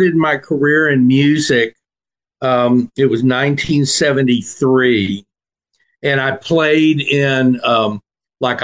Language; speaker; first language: English; native; English